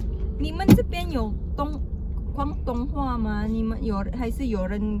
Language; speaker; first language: Chinese; non-native, learner; Filipino